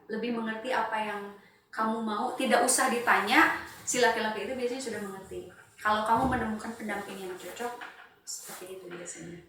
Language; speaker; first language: Indonesian; non-native, local second language; Sundanese